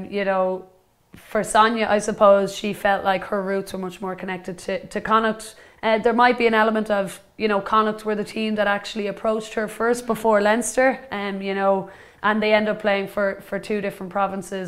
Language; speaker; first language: English; native; English